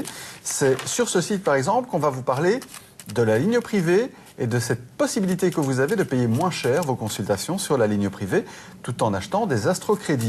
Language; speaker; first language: French; native; French